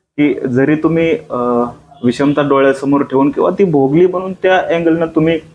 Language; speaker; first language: Marathi; native; Marathi